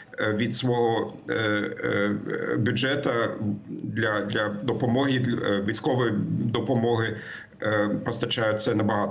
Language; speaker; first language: Ukrainian; non-native, fluent; German